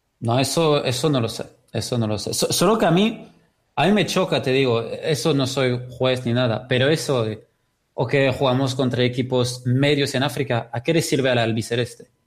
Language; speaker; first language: Spanish; non-native, fluent; French